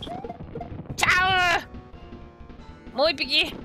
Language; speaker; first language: Japanese; native; Japanese